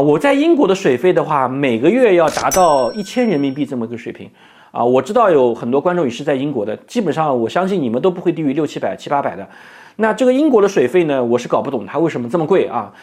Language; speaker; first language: Chinese; native; Chinese